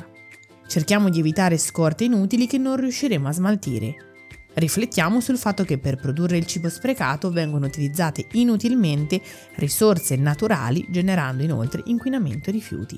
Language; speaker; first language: Italian; native; Italian